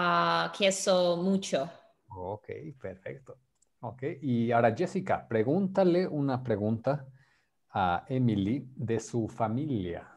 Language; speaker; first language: Spanish; non-native, fluent; English